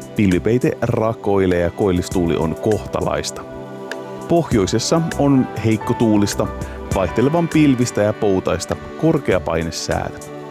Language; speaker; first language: Finnish; native; Finnish